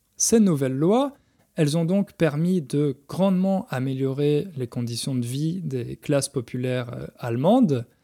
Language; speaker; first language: French; native; French